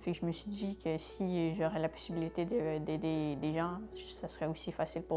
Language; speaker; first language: French; early bilingual, other home language; Ukrainian